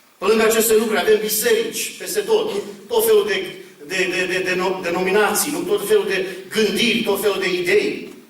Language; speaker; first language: Romanian; early bilingual, heritage; Romanian